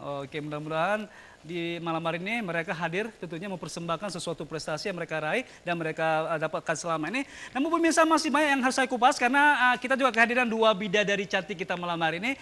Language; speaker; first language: Indonesian; native; Indonesian